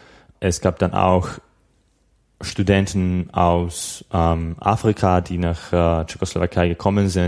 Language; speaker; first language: German; non-native, fluent; Slovak